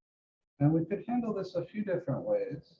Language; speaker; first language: English; native; English